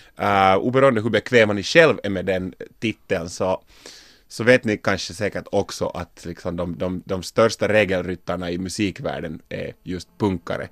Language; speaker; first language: Swedish; native; Swedish